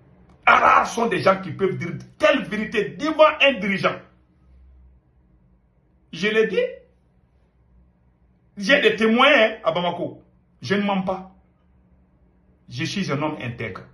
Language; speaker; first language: French; non-native, local second language; Bambara